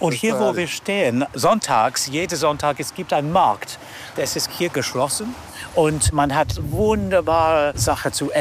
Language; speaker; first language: German; non-native, fluent; English